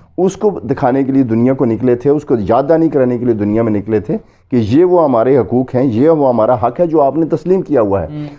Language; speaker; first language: Urdu; non-native, local second language; Pahari-Potwari